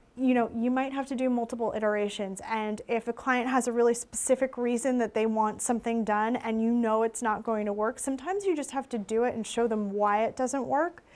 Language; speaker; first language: English; native; English